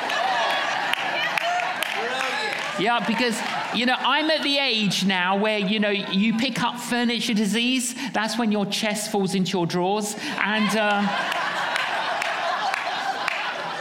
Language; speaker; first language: English; native; English